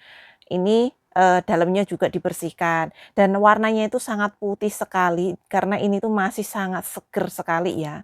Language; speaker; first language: Indonesian; non-native, local second language; Javanese